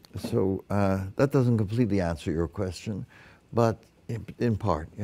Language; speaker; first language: English; native; English